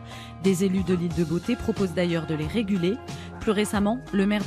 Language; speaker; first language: French; native; French